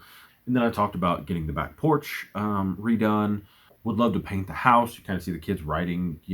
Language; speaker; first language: English; native; English